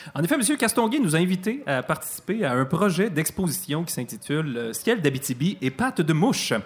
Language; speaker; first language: French; native; French